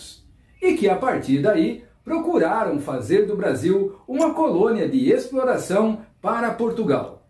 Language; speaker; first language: Portuguese; native; Portuguese